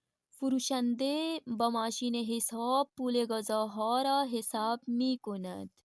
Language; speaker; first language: Persian; non-native, fluent; Urdu